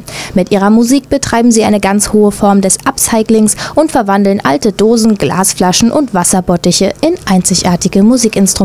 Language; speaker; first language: German; native; German